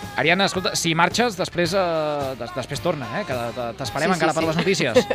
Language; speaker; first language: Catalan; native; Catalan